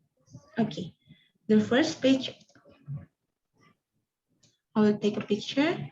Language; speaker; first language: English; non-native, fluent; Indonesian